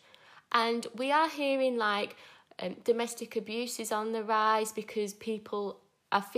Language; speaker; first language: English; native; English